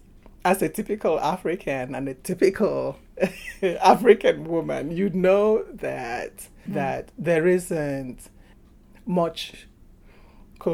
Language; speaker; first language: English; non-native, local second language; Igbo